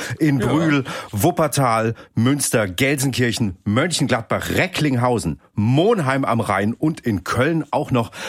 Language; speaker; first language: German; native; German